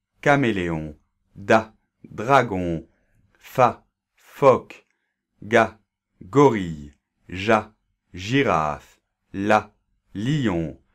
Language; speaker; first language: French; native; French